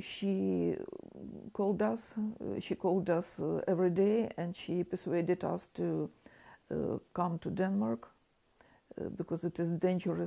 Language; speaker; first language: English; non-native, fluent; Ukrainian